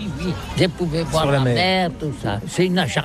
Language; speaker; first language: French; non-native, learner; Catalan